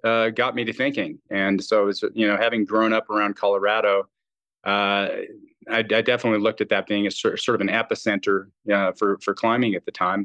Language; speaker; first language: English; native; English